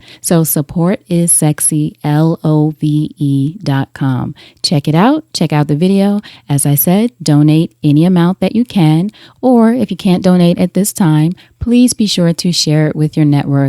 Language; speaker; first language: English; native; English